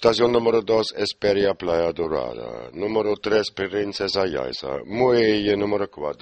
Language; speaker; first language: Spanish; non-native, learner; German